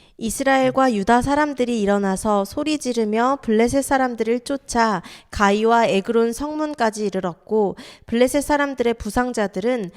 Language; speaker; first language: Korean; native; Korean